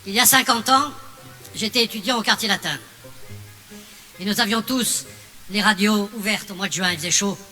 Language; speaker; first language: French; native; French